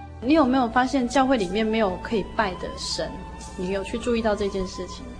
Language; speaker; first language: Chinese; native; Chinese